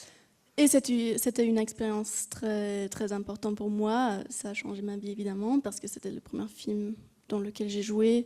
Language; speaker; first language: French; non-native, fluent; German